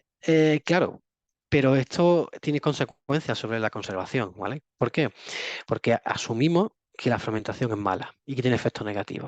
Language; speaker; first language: Spanish; native; Spanish